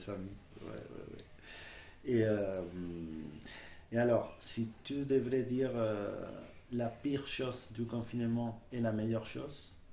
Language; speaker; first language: French; non-native, fluent; Spanish